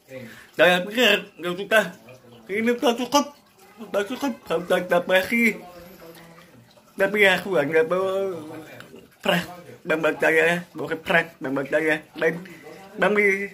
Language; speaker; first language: Indonesian; non-native, learner; Vietnamese